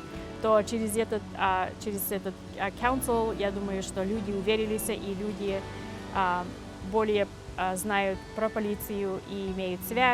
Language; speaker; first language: Russian; early bilingual, heritage; Russian